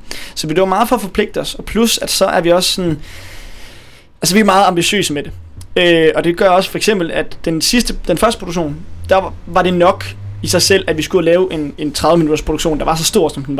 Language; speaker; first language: Danish; native; Danish